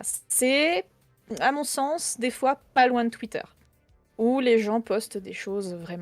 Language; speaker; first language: French; native; French